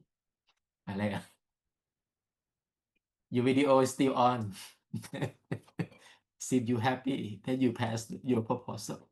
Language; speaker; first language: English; non-native, learner; Thai